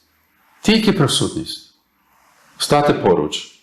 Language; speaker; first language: Ukrainian; early bilingual, heritage; English